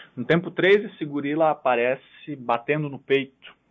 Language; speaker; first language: Portuguese; non-native, local second language; German